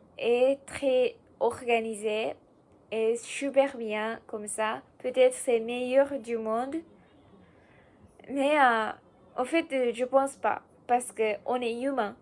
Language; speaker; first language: French; non-native, learner; Japanese